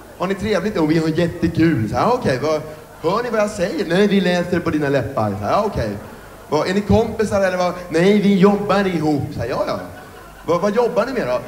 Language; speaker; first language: Swedish; native; Swedish